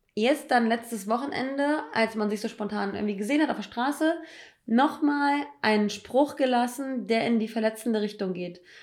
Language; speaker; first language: German; native; German